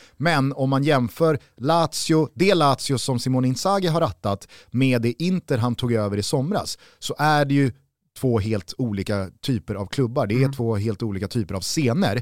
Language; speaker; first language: Swedish; native; Swedish